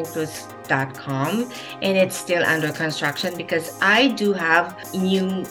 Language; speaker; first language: English; non-native, local second language; Filipino